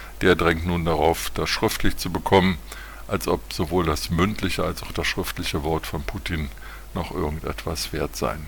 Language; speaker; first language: German; native; German